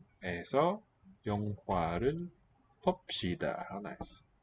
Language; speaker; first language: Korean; non-native, learner; English